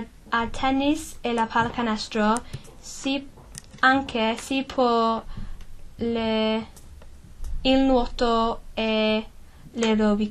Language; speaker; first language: Italian; non-native, learner; English